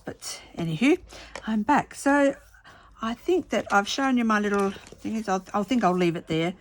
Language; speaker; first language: English; native; English